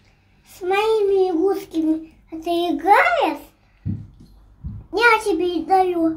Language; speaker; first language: Russian; early bilingual, heritage; Russian